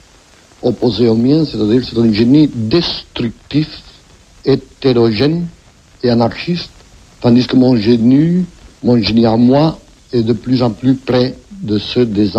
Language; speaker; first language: French; non-native, fluent; Catalan